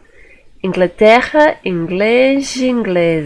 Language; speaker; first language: Portuguese; non-native, fluent; English